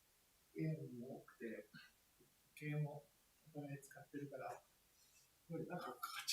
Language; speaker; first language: Japanese; native; Japanese